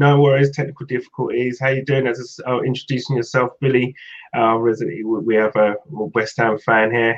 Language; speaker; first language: English; native; English